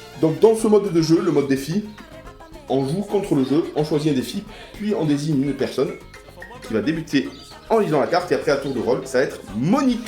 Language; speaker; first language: French; native; French